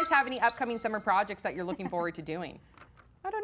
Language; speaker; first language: English; native; English